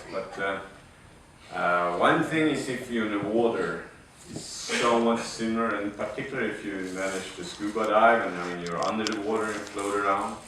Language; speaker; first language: English; non-native, fluent; Swedish